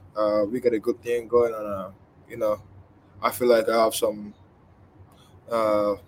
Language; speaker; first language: English; non-native, local second language; Igbo